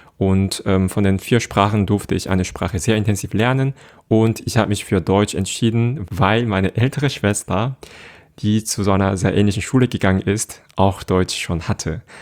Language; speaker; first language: German; non-native, fluent; Korean